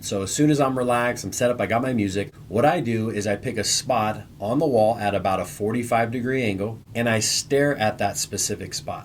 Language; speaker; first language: English; native; English